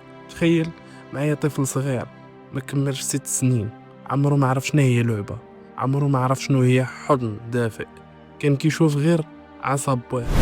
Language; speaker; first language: Arabic; native; Arabic